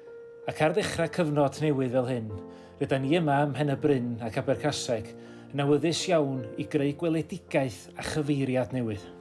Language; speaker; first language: Welsh; native; Welsh